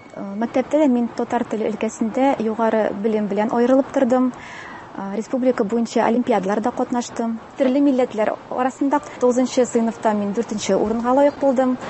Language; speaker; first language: Tatar; non-native, local second language; Russian